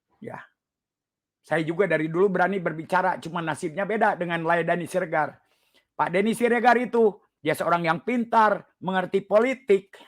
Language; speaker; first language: Indonesian; native; Indonesian